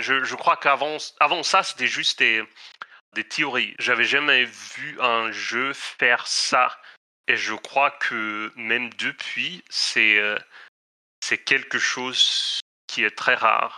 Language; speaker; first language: French; non-native, fluent; Swedish